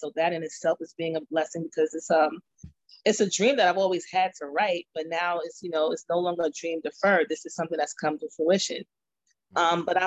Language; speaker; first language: English; native; English